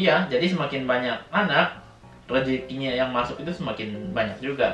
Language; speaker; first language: Indonesian; native; Indonesian